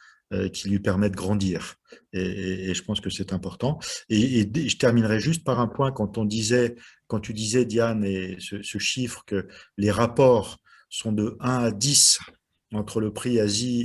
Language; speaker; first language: French; native; French